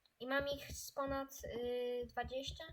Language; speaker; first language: Polish; native; Polish